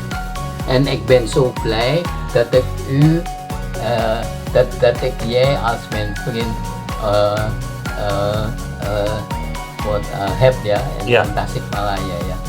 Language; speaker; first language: Dutch; non-native, fluent; Indonesian